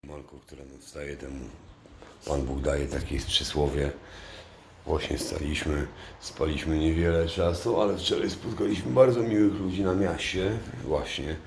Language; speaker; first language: Polish; native; Polish